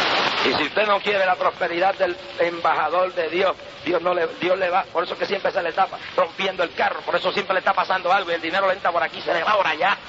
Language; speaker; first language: Spanish; native; Spanish